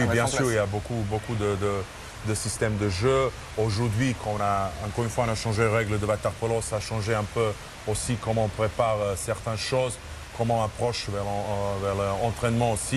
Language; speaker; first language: French; non-native, fluent; Serbian